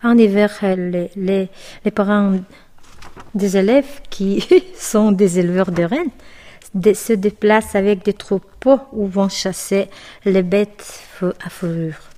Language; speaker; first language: French; non-native, fluent; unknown